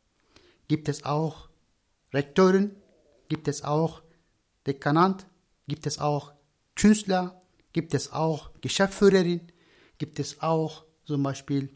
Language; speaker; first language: German; non-native, learner; Turkish